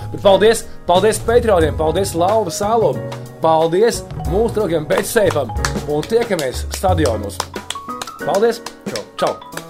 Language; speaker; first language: Latvian; native; Latvian